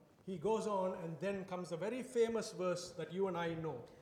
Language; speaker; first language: English; non-native, local second language; Tamil